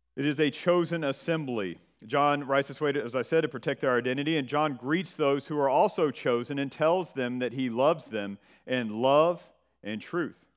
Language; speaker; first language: English; native; English